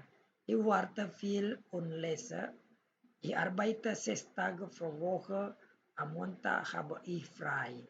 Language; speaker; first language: German; non-native, fluent; Indonesian